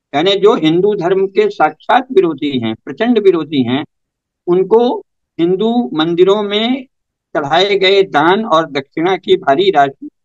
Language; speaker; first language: Hindi; native; Hindi